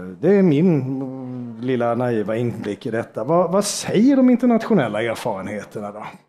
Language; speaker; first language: Swedish; native; Swedish